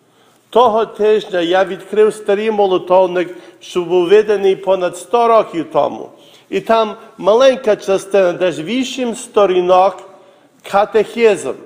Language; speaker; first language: Ukrainian; early bilingual, heritage; Ukrainian